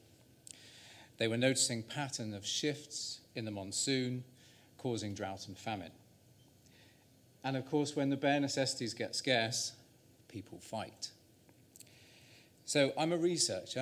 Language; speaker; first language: English; native; English